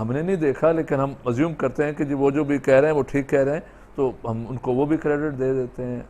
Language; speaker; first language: Urdu; non-native, local second language; Sindhi